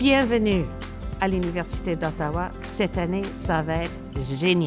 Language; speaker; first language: French; native; French